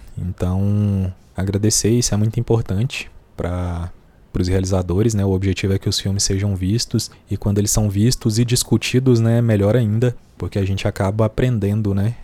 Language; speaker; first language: Portuguese; native; Portuguese